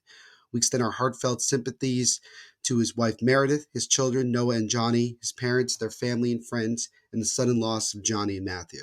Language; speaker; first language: English; native; English